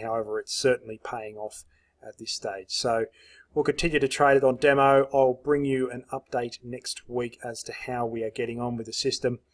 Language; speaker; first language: English; native; English